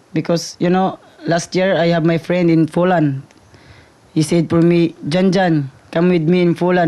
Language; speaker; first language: English; non-native, local second language; Surigaonon